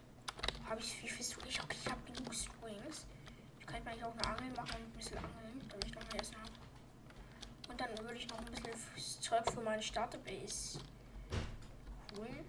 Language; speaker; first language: German; native; German